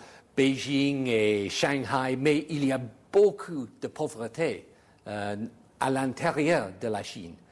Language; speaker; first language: French; non-native, fluent; English